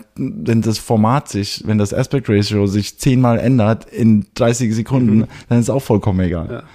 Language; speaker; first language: German; early bilingual, heritage; German